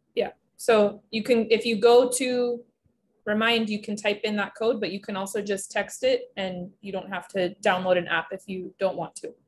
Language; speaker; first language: English; native; English